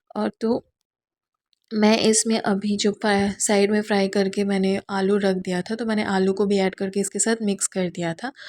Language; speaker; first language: Hindi; non-native, local second language; Bangla